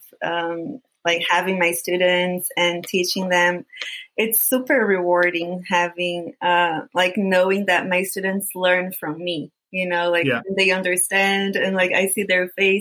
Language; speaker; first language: English; non-native, fluent; Portuguese